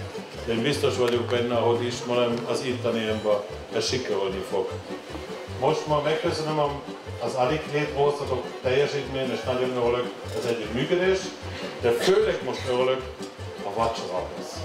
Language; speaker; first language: Hungarian; non-native, learner; German